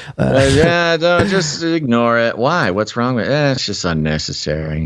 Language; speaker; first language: English; native; English